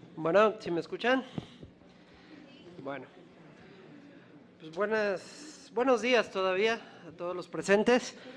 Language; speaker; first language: Spanish; native; Spanish